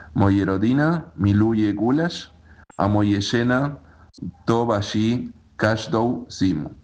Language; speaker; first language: Czech; non-native, learner; Spanish